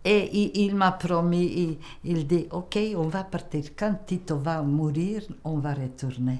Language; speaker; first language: French; non-native, local second language; Macedonian